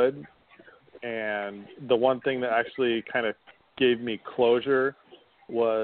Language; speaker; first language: English; native; English